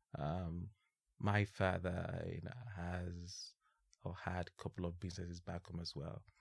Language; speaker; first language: English; non-native, local second language; Yoruba